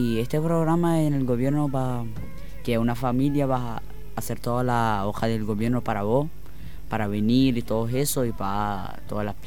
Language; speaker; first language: Spanish; non-native, learner; Arabic